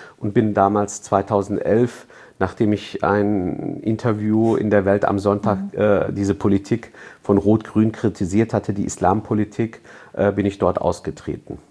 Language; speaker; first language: German; early bilingual, other home language; Turkish